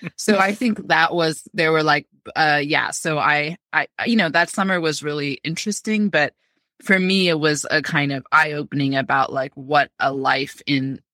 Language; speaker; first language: English; early bilingual, other home language; Amharic